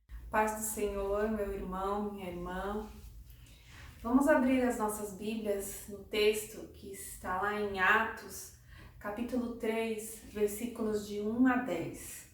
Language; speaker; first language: Portuguese; native; Portuguese